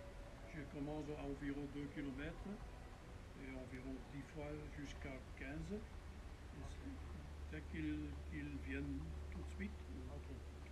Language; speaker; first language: French; non-native, fluent; Dutch